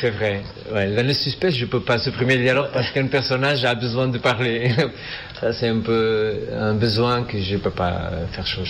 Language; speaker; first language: French; non-native, fluent; Portuguese